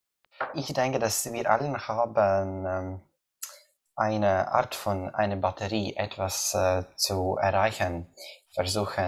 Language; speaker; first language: German; non-native, learner; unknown